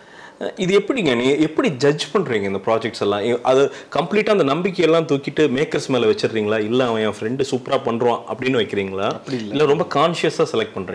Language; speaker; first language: Tamil; native; Tamil